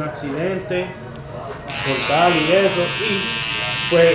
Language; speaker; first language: Spanish; native; Spanish